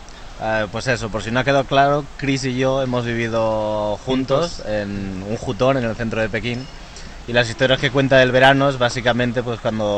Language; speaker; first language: Spanish; native; Spanish